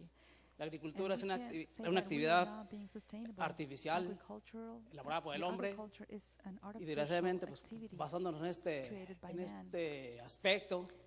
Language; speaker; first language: Spanish; native; Spanish